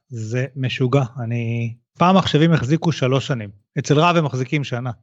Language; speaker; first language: Hebrew; native; Hebrew